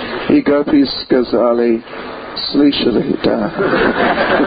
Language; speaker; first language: Russian; non-native, learner; English